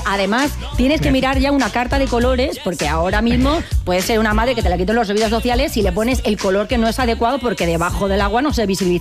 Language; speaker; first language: Spanish; native; Spanish